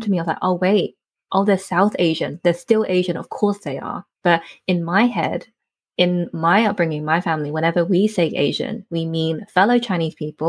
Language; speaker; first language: English; native; English